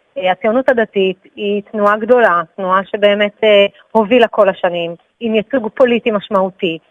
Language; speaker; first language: Hebrew; native; Hebrew